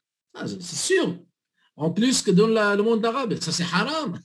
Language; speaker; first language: French; non-native, learner; Arabic